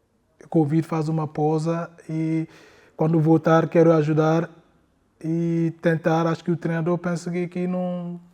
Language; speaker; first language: Portuguese; non-native, learner; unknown